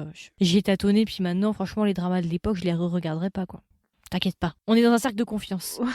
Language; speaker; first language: French; native; French